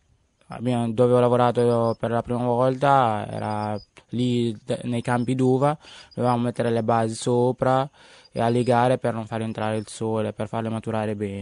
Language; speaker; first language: Italian; early bilingual, other home language; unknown